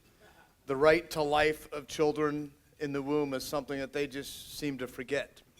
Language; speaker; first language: English; native; English